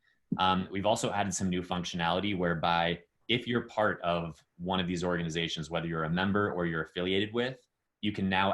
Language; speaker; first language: English; native; English